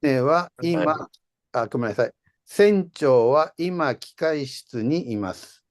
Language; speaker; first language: Japanese; non-native, fluent; Indonesian